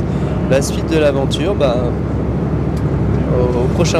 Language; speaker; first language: French; native; French